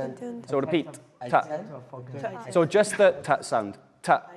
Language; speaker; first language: English; native; English